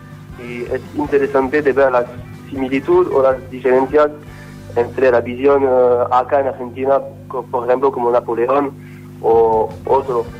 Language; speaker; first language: Spanish; non-native, learner; French